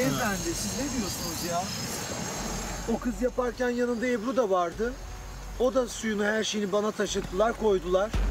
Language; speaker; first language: Turkish; native; Turkish